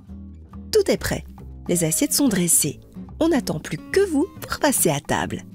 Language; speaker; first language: French; native; French